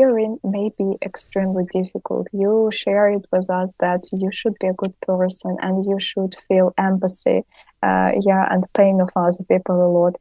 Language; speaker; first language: English; non-native, fluent; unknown